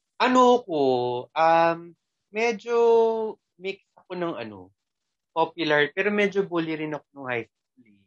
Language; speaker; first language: Filipino; non-native, local second language; Cebuano